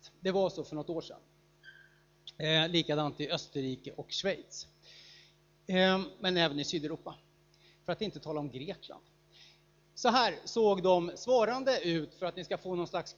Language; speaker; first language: Swedish; native; Swedish